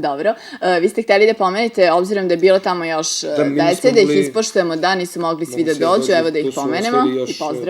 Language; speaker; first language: Serbian; native; Serbian